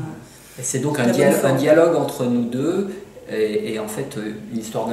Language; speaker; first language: French; native; French